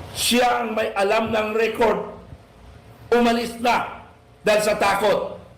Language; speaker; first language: Filipino; native; Filipino